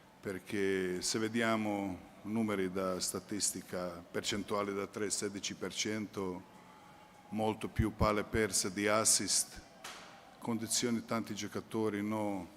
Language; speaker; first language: Italian; non-native, fluent; Croatian